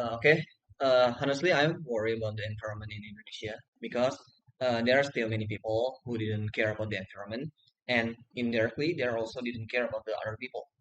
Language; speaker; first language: English; non-native, learner; Indonesian